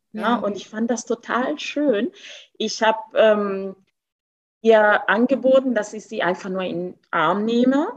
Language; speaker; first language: German; non-native, fluent; Italian